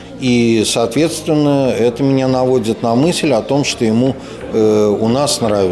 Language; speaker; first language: Russian; native; Russian